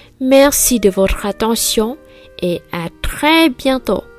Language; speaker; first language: French; non-native, fluent; Vietnamese